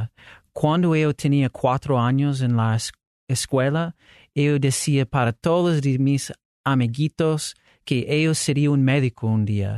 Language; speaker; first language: Spanish; non-native, learner; English